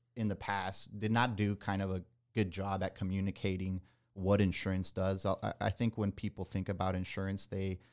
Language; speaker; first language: English; early bilingual, other home language; Spanish